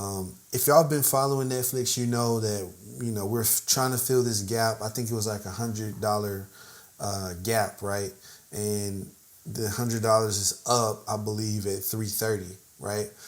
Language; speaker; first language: English; native; English